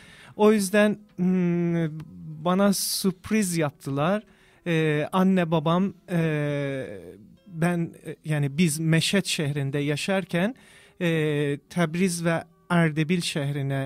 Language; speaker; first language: Turkish; non-native, fluent; Persian